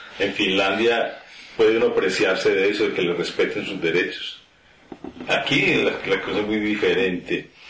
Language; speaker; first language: Spanish; native; Spanish